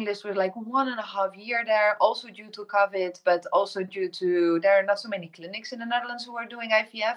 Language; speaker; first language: English; non-native, fluent; Dutch